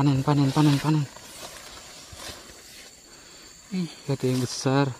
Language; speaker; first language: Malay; non-native, local second language; Javanese